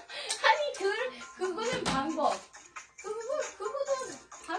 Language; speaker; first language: Korean; non-native, learner; Swedish